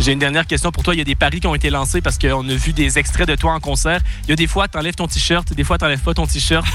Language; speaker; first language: French; native; French